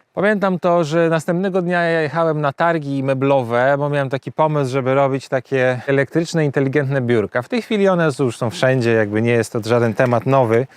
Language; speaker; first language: Polish; native; Polish